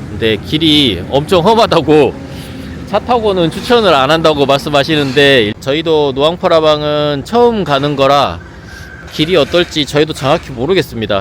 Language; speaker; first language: Korean; native; Korean